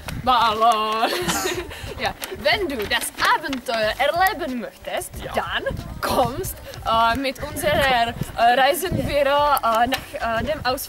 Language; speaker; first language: German; non-native, learner; Czech